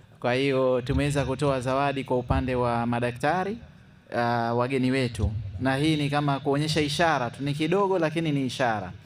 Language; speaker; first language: Swahili; native; Swahili